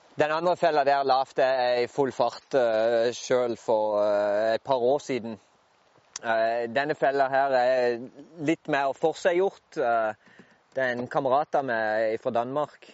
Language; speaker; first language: Norwegian; native; Norwegian